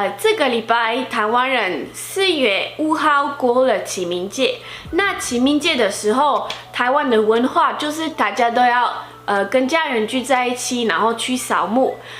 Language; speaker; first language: Chinese; non-native, fluent; Portuguese